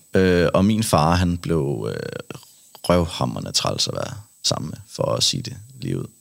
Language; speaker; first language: Danish; native; Danish